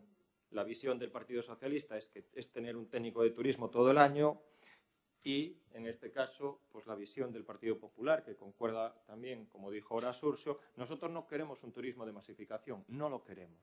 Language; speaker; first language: Spanish; native; Spanish